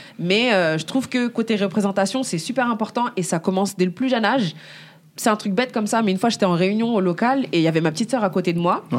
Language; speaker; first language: French; early bilingual, other home language; Bambara